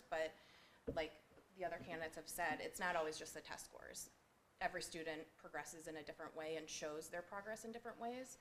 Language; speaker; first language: English; native; English